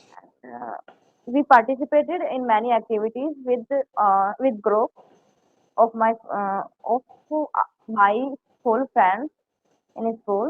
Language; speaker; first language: English; non-native, learner; Hindi